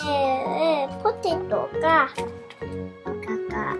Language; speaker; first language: Japanese; early bilingual, heritage; Japanese